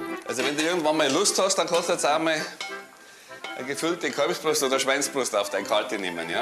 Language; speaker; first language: German; native; German